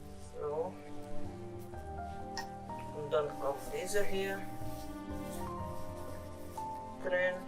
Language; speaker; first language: German; non-native, learner; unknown